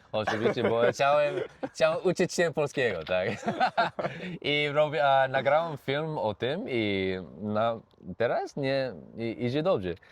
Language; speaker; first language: Polish; non-native, learner; English